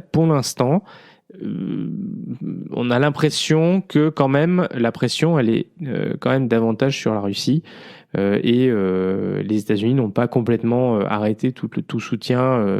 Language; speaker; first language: French; native; French